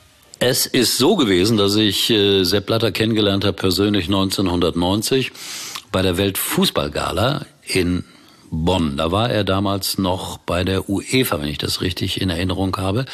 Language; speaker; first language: German; native; German